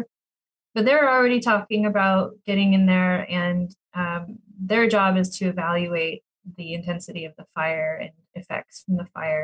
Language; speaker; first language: English; native; English